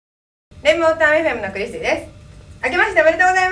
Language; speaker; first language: Japanese; native; Japanese